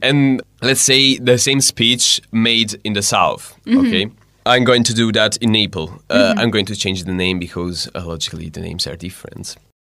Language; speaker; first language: English; non-native, fluent; Italian